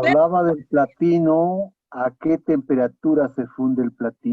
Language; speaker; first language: Spanish; native; Spanish